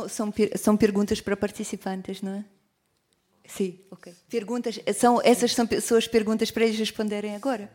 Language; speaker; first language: Portuguese; non-native, fluent; Russian